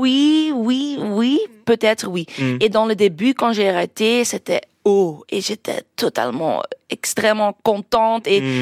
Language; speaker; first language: French; non-native, local second language; Dutch